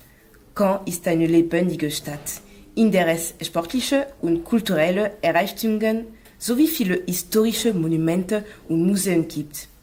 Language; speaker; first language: German; non-native, learner; French